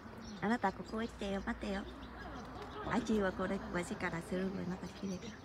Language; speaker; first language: Japanese; non-native, learner; Vietnamese